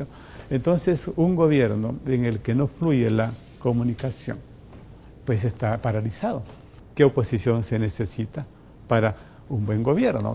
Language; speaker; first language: Spanish; native; Spanish